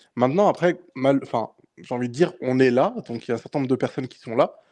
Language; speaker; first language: French; native; French